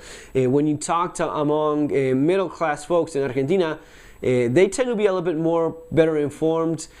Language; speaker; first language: English; non-native, fluent; Spanish